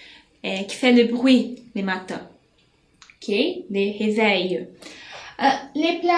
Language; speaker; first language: French; non-native, fluent; Portuguese